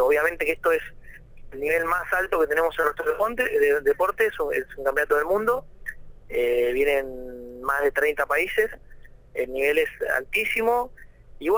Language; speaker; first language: Spanish; native; Spanish